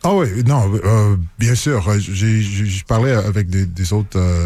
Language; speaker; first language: French; non-native, local second language; English